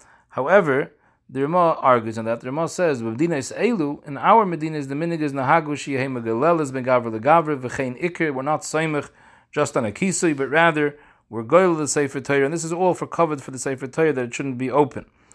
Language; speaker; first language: English; native; English